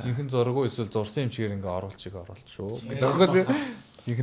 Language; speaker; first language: Mongolian; native; Mongolian